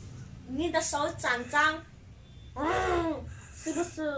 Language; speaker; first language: Chinese; non-native, learner; Nepali